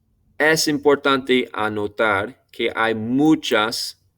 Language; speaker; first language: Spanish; non-native, fluent; English